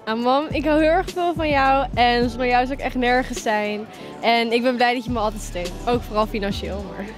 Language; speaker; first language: Dutch; native; Dutch